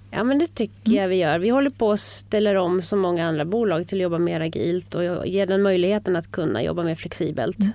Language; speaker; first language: Swedish; native; Swedish